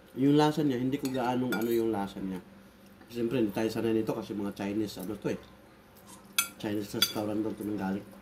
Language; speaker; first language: Filipino; non-native, local second language; Cebuano